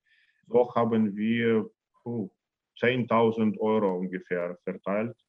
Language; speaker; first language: German; non-native, learner; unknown